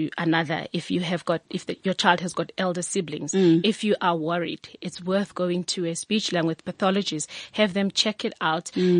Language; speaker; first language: English; non-native, local second language; Tswana